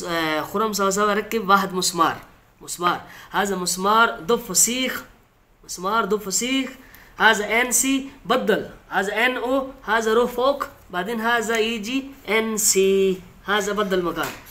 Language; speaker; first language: Arabic; non-native, learner; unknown